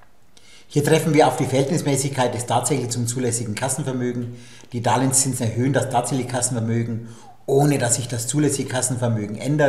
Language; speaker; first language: German; native; German